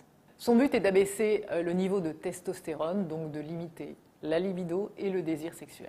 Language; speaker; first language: French; native; French